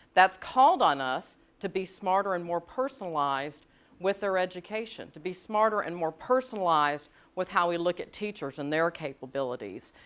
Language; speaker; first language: English; native; English